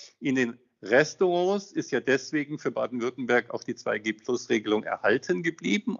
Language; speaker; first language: German; native; German